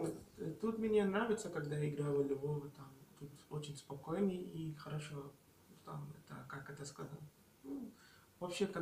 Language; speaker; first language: Russian; non-native, learner; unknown